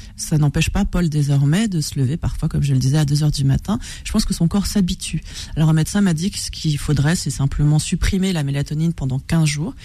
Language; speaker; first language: French; native; French